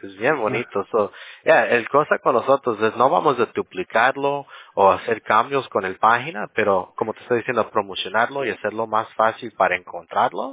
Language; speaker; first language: Spanish; early bilingual, heritage; Spanish